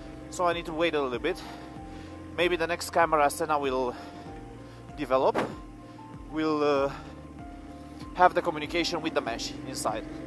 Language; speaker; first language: English; non-native, fluent; Romanian